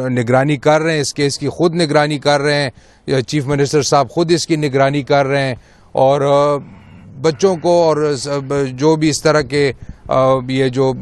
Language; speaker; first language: Urdu; non-native, local second language; Pashto